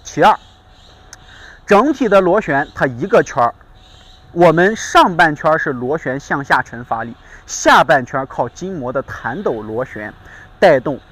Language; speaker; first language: Chinese; native; Chinese